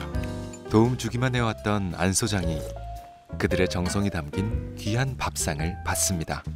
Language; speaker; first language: Korean; native; Korean